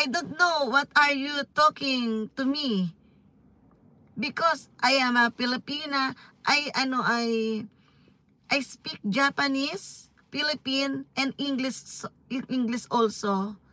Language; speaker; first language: English; non-native, learner; Filipino